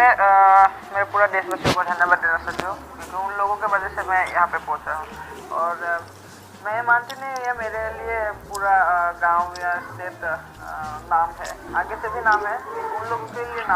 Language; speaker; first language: Hindi; non-native, local second language; Assamese